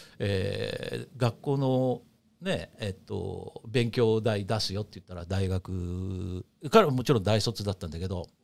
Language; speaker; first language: Japanese; native; Japanese